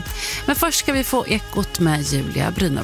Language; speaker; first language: Swedish; native; Swedish